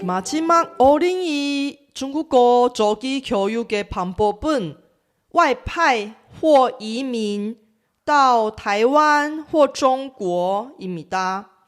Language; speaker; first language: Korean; non-native, fluent; Chinese